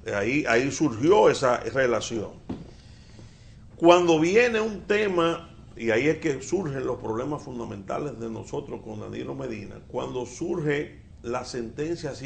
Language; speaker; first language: Spanish; native; Spanish